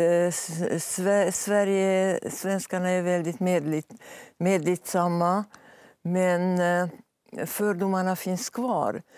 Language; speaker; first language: Swedish; non-native, fluent; Hungarian